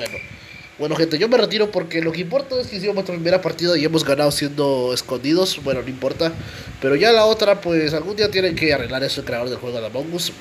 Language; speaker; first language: Spanish; native; Spanish